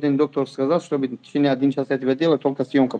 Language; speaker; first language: Russian; non-native, learner; Tajik